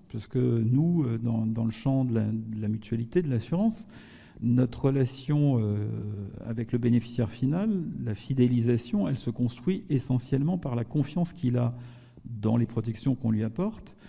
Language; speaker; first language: French; native; French